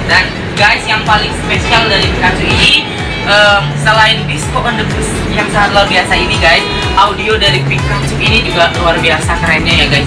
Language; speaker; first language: Indonesian; native; Indonesian